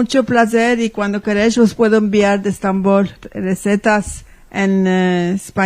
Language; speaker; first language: Spanish; early bilingual, heritage; Ladino